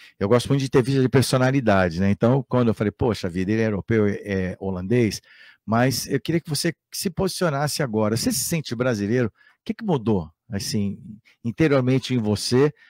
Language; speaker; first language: Portuguese; native; Portuguese